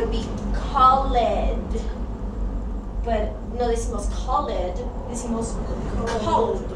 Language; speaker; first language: English; non-native, fluent; Spanish